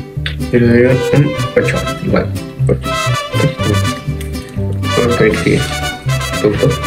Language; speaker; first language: Spanish; native; Spanish